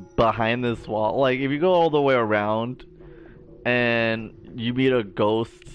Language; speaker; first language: English; native; English